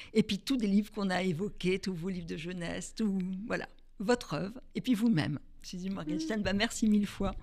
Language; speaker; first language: French; native; French